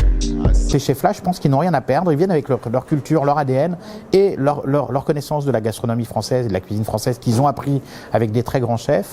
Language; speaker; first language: French; native; French